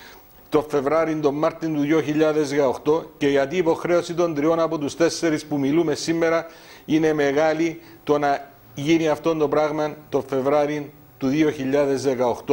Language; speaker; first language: Greek; native; Greek